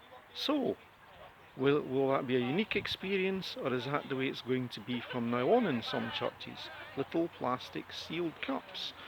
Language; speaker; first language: English; native; English